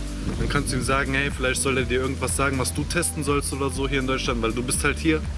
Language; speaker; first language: German; native; German